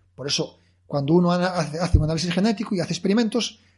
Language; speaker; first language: Spanish; native; Spanish